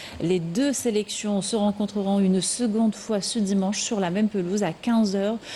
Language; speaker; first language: French; non-native, local second language; Arabic